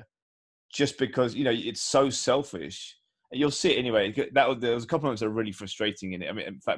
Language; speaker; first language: English; native; English